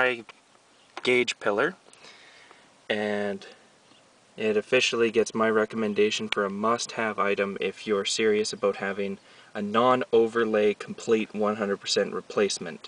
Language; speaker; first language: English; native; English